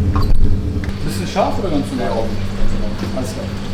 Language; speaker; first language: German; native; German